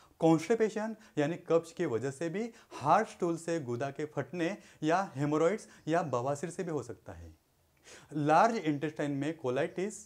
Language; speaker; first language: Hindi; non-native, local second language; Marathi